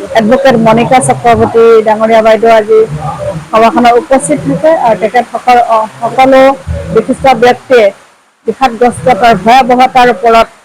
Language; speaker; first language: Assamese; native; Assamese